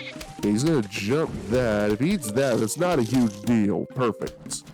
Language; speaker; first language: English; native; English